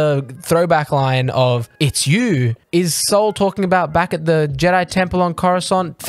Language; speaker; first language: English; native; English